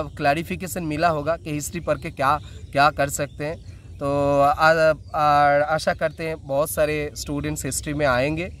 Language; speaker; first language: Hindi; non-native, local second language; Bangla